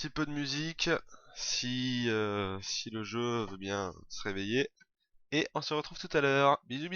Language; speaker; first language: French; native; French